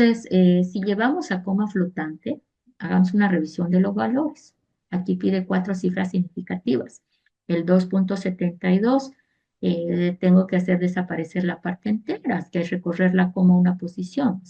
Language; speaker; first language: Spanish; native; Spanish